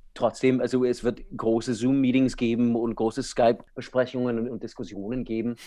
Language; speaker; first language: German; non-native, fluent; English